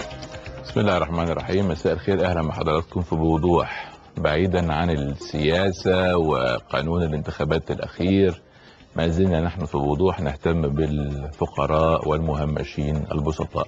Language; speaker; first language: Arabic; native; Arabic